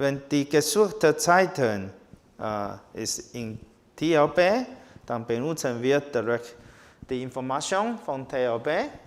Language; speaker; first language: German; non-native, learner; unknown